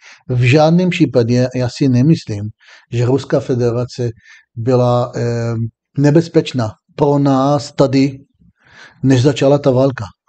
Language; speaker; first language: Czech; non-native, fluent; Hebrew